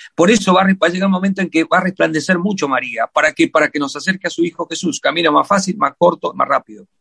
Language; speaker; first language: Spanish; native; Spanish